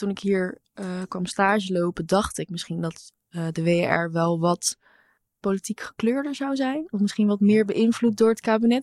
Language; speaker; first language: Dutch; native; Dutch